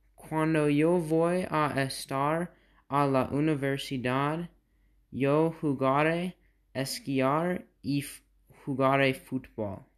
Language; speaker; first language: Spanish; non-native, learner; English